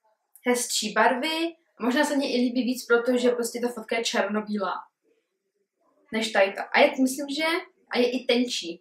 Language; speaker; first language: Czech; early bilingual, heritage; Czech